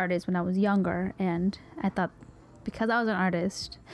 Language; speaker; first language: English; early bilingual, other home language; Spanish